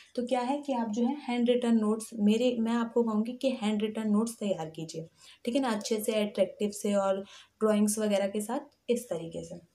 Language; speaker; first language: Hindi; native; Hindi